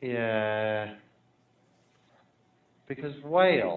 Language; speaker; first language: English; non-native, fluent; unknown